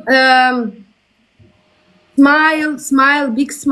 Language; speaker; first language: English; non-native, learner; Russian